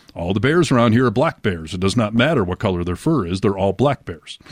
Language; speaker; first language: English; native; English